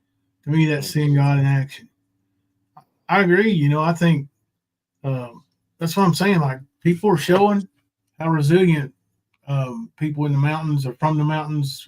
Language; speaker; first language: English; native; English